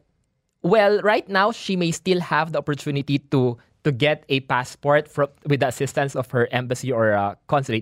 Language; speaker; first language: English; non-native, local second language; Filipino